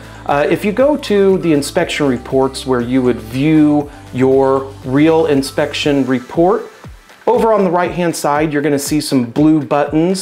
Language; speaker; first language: English; native; English